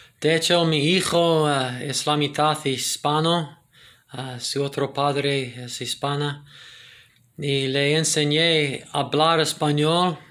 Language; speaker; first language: Spanish; non-native, fluent; English